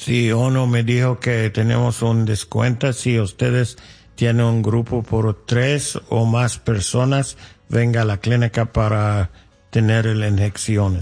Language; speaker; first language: Spanish; non-native, learner; English